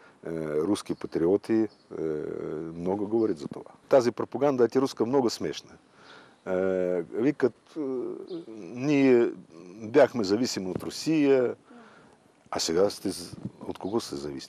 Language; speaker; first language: Bulgarian; non-native, fluent; Russian